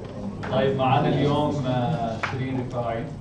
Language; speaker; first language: Arabic; native; Arabic